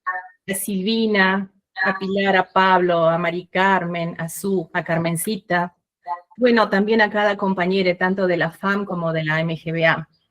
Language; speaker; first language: Spanish; native; Spanish